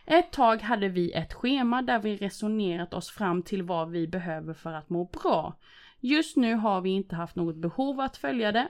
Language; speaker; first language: Swedish; early bilingual, other home language; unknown